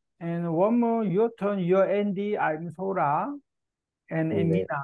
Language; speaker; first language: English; non-native, learner; Korean